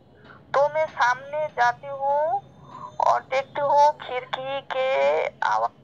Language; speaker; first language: Hindi; non-native, learner; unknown